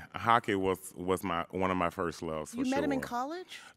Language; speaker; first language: English; native; English